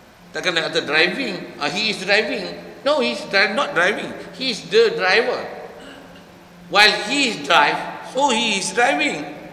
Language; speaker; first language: English; non-native, local second language; Malay